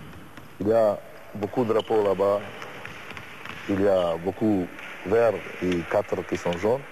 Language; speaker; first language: French; non-native, learner; Serbian